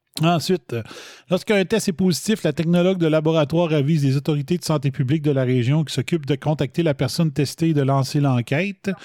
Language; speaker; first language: French; native; French